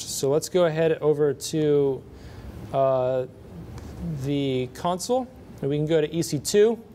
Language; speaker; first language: English; native; English